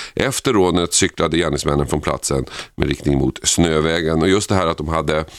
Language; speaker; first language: Swedish; native; Swedish